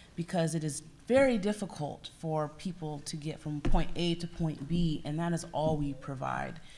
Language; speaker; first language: English; native; English